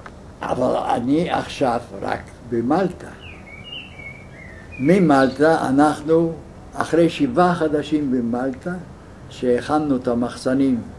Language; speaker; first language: Hebrew; non-native, fluent; Yiddish